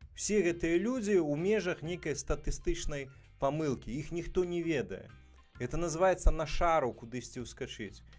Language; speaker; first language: Belarusian; native; Belarusian